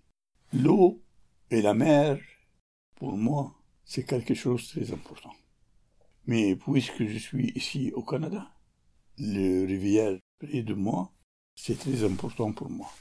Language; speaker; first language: French; non-native, learner; Arabic